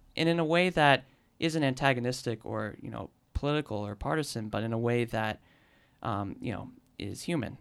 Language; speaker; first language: English; native; English